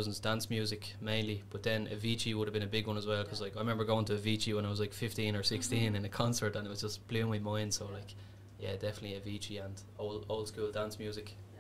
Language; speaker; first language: English; native; English